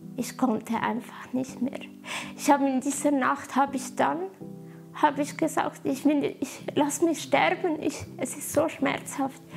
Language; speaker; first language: German; early bilingual, other home language; Italian